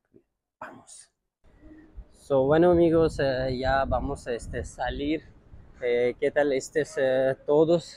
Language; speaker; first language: Spanish; non-native, learner; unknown